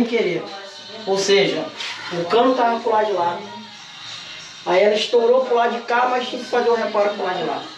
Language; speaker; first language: Portuguese; native; Portuguese